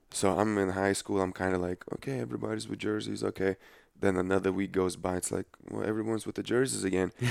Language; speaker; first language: English; non-native, fluent; Lithuanian